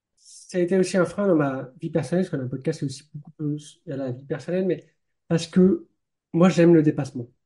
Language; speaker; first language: French; native; French